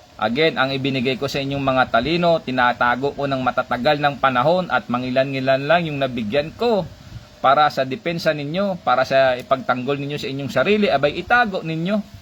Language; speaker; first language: Filipino; non-native, local second language; Hiligaynon